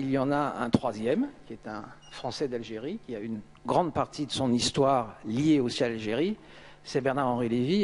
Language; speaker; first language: French; native; French